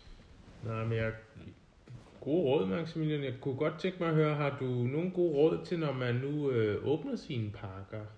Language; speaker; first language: Danish; native; Danish